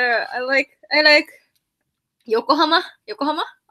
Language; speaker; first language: English; non-native, learner; Japanese